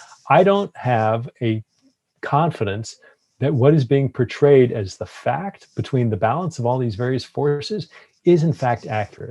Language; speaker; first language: English; native; English